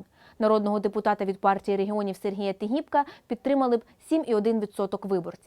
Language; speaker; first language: Ukrainian; native; Ukrainian